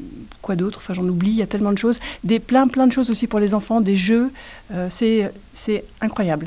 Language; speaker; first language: French; native; French